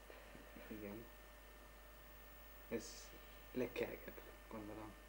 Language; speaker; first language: Hungarian; non-native, learner; German